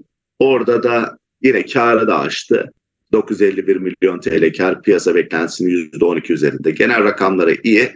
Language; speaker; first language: Turkish; native; Turkish